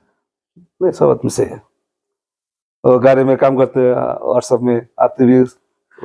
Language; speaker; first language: Hindi; non-native, learner; Bangla